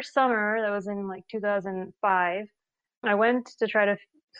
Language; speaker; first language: English; non-native, local second language; Sinhala